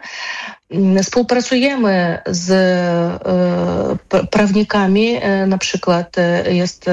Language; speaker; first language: Polish; non-native, fluent; Ukrainian